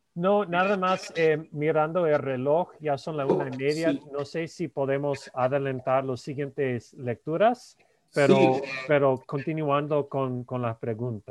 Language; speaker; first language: Spanish; non-native, fluent; English